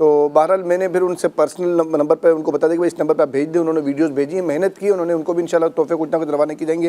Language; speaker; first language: Urdu; native; Urdu